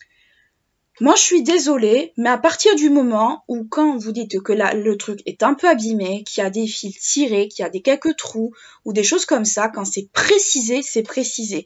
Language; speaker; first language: French; native; French